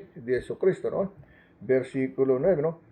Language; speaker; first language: Spanish; non-native, learner; Filipino